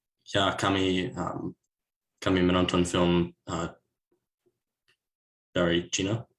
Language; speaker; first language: Indonesian; non-native, learner; English